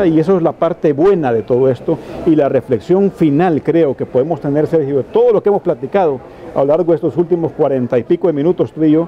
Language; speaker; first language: Spanish; native; Spanish